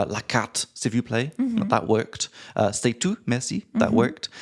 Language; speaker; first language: French; non-native, learner; English